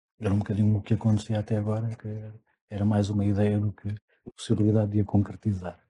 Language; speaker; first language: Portuguese; native; Portuguese